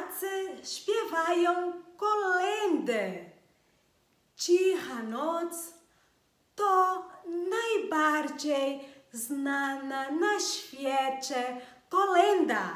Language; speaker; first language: Polish; non-native, learner; Portuguese